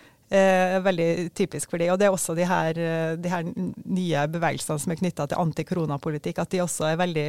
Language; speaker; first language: Norwegian; native; Norwegian